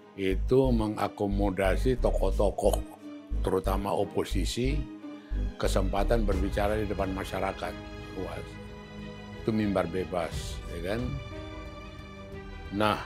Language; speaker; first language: Indonesian; native; Indonesian